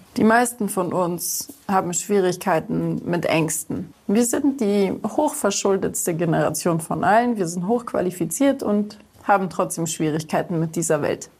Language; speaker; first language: German; early bilingual, other home language; Greek